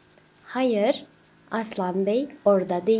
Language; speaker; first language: Turkish; non-native, fluent; Kazakh